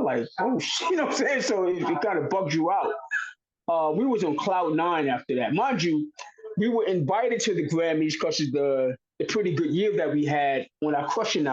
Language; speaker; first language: English; native; English